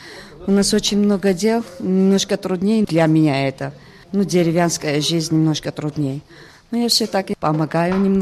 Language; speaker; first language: Russian; non-native, fluent; Georgian